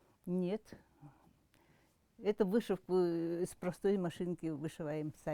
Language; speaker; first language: Russian; non-native, local second language; Yakut